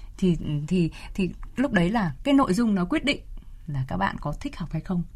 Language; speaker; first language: Vietnamese; native; Vietnamese